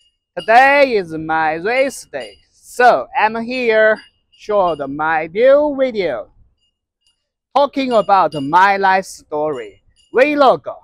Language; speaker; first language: English; non-native, learner; Chinese